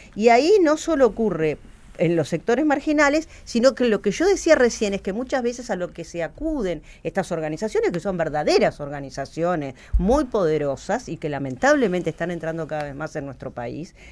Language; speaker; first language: Spanish; native; Spanish